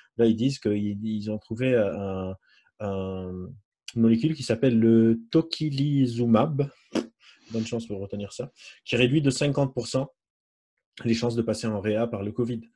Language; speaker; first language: French; non-native, local second language; Arabic